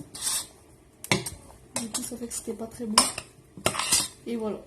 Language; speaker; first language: French; native; French